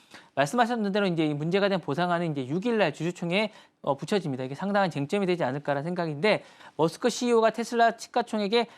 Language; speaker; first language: Korean; native; Korean